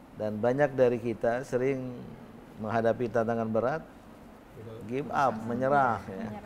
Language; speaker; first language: Indonesian; native; Indonesian